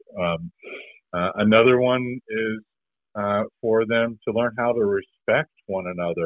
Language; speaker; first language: English; native; English